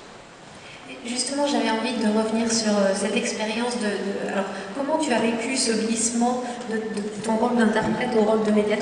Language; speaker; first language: French; native; French